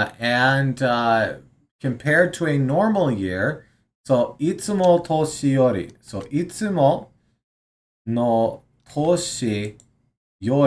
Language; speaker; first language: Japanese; non-native, learner; English